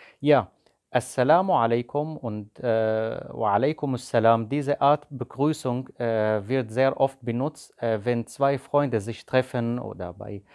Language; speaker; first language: German; non-native, fluent; Arabic